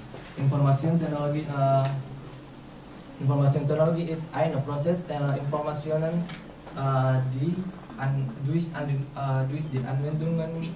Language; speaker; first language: German; non-native, learner; Indonesian